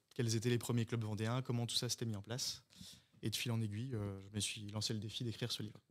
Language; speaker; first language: French; native; French